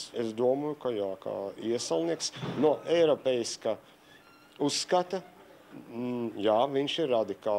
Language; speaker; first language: Latvian; non-native, local second language; Russian